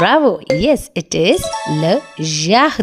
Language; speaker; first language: French; non-native, fluent; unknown